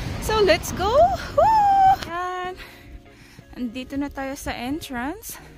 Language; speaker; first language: Filipino; native; Filipino